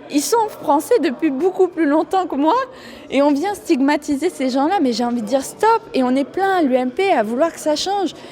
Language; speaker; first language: French; native; French